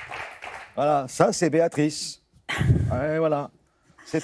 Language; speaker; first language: French; native; French